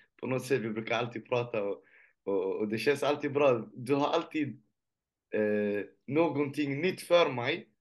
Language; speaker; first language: Swedish; early bilingual, other home language; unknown